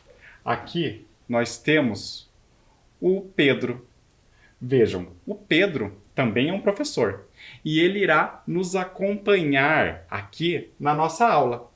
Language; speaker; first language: Portuguese; native; Portuguese